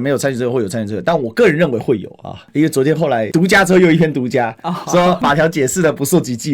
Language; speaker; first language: Chinese; native; Chinese